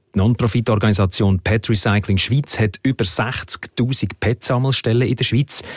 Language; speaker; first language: German; native; German